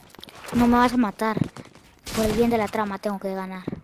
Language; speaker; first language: Spanish; native; Spanish